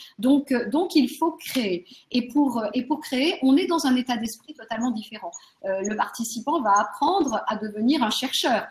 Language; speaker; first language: French; native; French